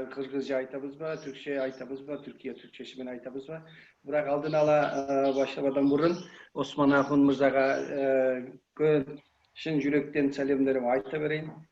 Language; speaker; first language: Kyrgyz; non-native, learner; Kazakh